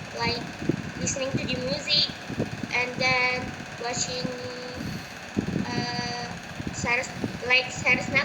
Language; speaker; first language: English; non-native, learner; Indonesian